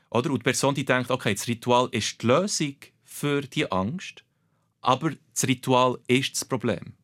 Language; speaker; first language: German; early bilingual, other home language; Portuguese